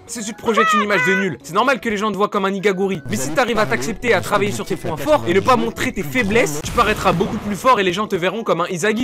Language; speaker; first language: French; native; French